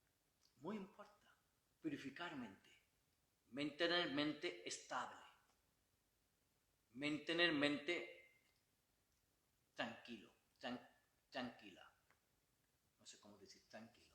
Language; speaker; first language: Spanish; non-native, learner; Bangla